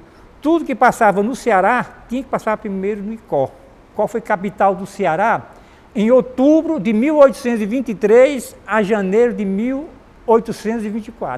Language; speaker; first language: Portuguese; native; Portuguese